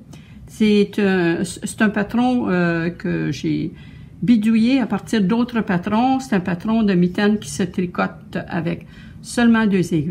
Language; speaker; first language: French; native; French